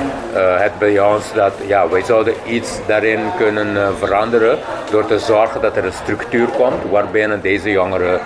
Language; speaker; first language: Dutch; non-native, local second language; Papiamento